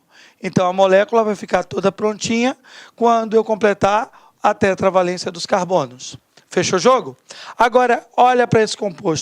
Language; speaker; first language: Portuguese; native; Portuguese